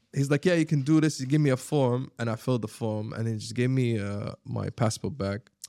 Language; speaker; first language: English; non-native, fluent; Arabic